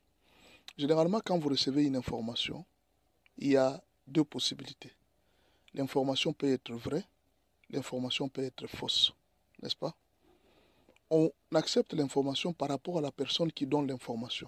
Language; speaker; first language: French; non-native, local second language; Lingala